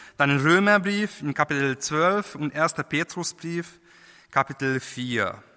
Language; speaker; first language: German; non-native, fluent; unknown